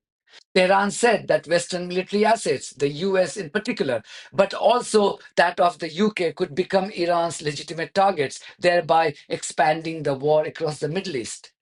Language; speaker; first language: English; non-native, local second language; Hindi